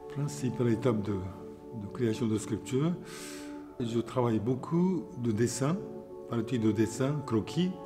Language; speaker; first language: French; non-native, fluent; Japanese